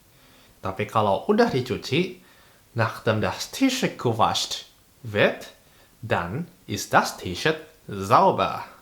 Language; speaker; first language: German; non-native, fluent; Indonesian